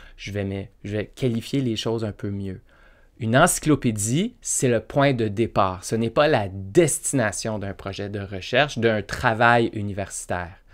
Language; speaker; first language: French; native; French